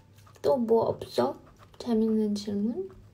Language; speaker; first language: Korean; non-native, fluent; Chinese